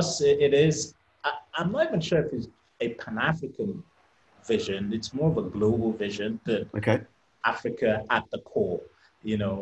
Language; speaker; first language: English; native; English